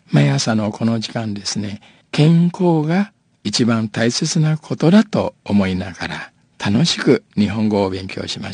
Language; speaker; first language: Japanese; non-native, fluent; Min Nan Chinese